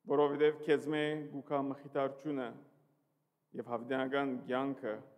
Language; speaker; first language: Armenian; early bilingual, heritage; Armenian